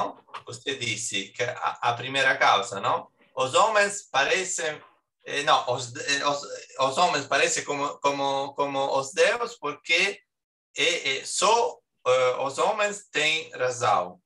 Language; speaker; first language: Portuguese; non-native, learner; Italian